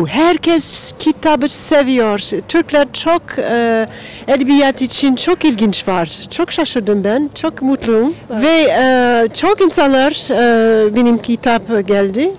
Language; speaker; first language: Turkish; non-native, learner; English